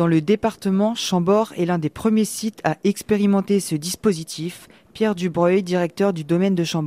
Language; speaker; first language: French; native; French